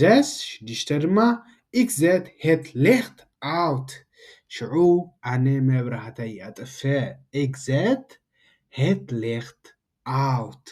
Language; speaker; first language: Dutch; non-native, learner; Tigrinya